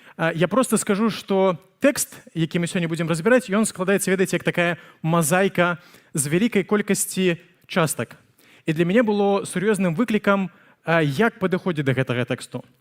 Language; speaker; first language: Belarusian; native; Belarusian